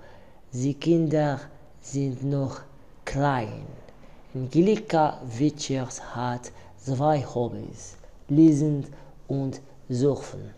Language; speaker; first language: German; non-native, learner; Arabic